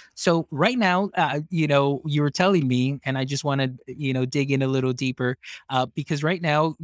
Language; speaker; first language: English; early bilingual, other home language; Spanish